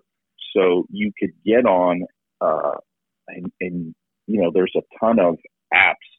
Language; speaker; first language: English; native; English